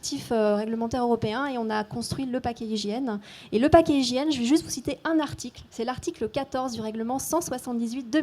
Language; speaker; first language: French; native; French